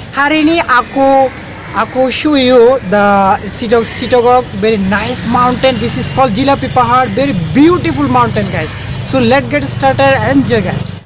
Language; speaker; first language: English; non-native, learner; Bangla